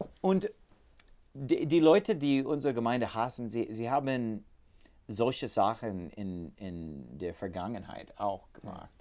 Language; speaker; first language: German; non-native, learner; English